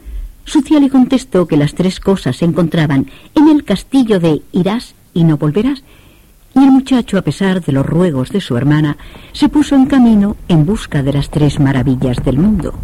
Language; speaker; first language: Spanish; native; Spanish